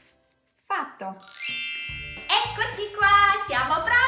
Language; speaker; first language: Italian; native; Italian